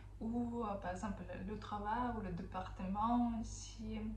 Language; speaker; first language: French; non-native, fluent; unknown